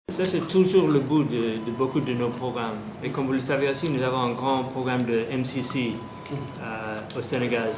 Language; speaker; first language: French; non-native, fluent; English